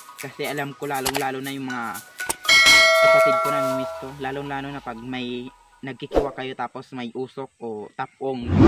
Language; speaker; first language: Filipino; non-native, local second language; Waray